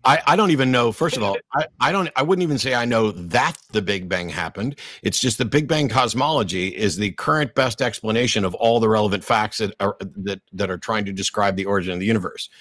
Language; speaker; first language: English; native; English